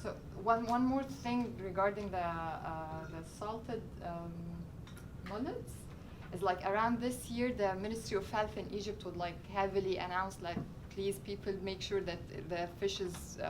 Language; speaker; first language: English; non-native, local second language; Arabic